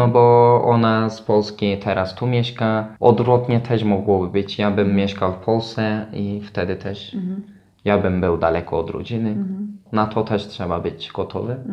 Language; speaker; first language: Polish; non-native, learner; Turkish